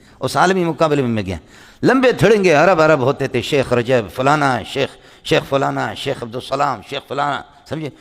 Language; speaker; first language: Urdu; non-native, local second language; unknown